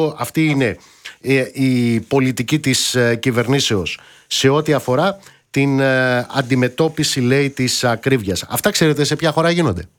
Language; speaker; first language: Greek; native; Greek